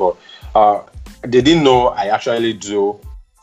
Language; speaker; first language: English; non-native, local second language; Yoruba